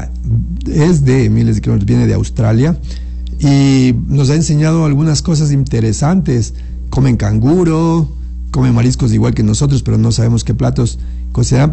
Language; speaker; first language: Spanish; native; Spanish